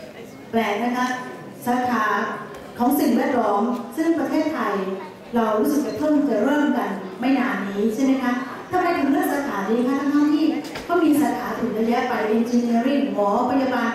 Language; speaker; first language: Thai; native; Thai